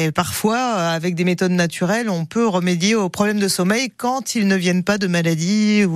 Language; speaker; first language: French; native; French